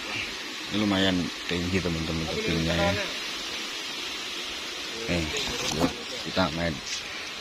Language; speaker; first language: Indonesian; non-native, local second language; Javanese